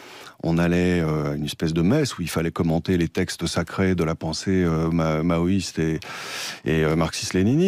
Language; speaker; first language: French; native; French